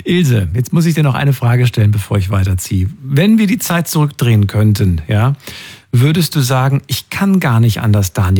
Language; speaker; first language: German; native; German